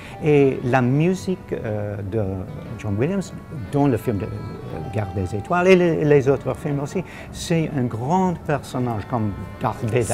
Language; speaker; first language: French; non-native, fluent; English